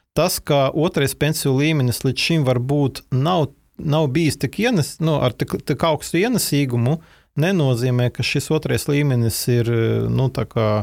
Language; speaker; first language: Latvian; non-native, local second language; Russian